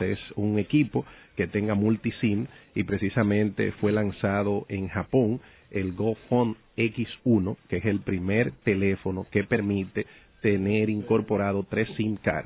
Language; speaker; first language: Spanish; native; Spanish